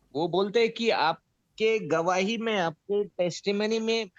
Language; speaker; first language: Hindi; non-native, local second language; Marathi